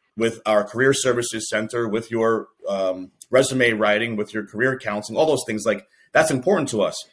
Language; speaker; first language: English; native; English